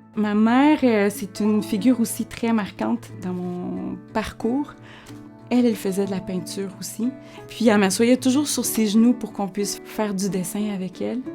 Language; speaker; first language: French; early bilingual, other home language; Spanish